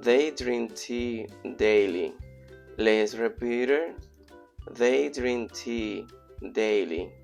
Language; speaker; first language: English; non-native, fluent; Spanish